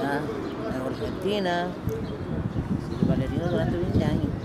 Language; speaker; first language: Spanish; non-native, fluent; Kabuverdianu